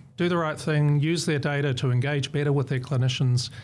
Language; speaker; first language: English; native; English